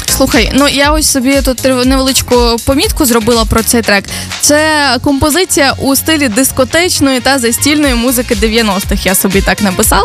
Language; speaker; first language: Ukrainian; native; Ukrainian